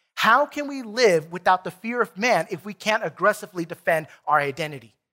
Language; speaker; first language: English; native; English